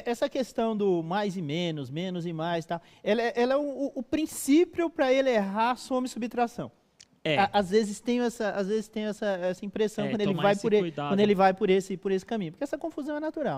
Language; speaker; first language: Portuguese; native; Portuguese